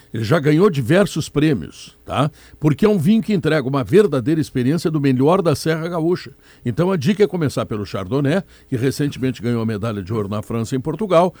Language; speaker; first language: Portuguese; native; Portuguese